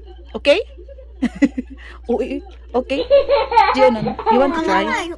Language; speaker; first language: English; non-native, local second language; Filipino